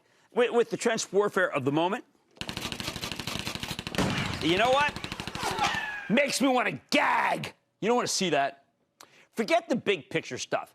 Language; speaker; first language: English; native; English